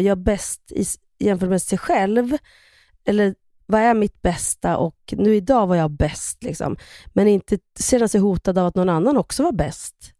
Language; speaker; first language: Swedish; native; Swedish